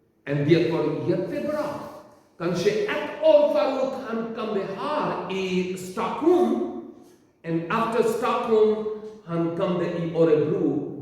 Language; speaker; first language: Swedish; non-native, learner; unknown